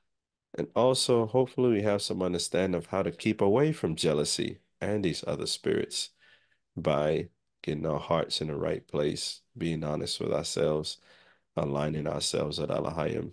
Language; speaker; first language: English; native; English